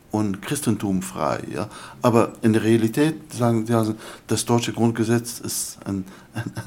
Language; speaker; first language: German; non-native, fluent; Arabic